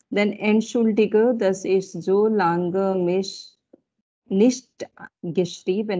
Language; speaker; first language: German; non-native, fluent; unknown